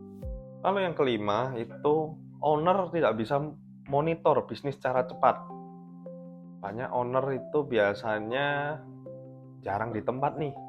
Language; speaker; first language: Indonesian; native; Indonesian